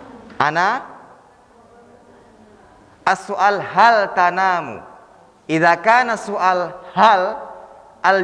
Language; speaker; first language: Arabic; non-native, fluent; Indonesian